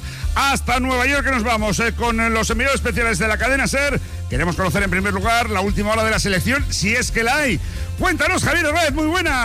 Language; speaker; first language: Spanish; native; Spanish